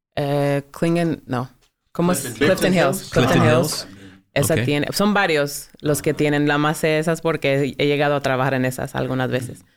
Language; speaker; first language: Spanish; early bilingual, heritage; Spanish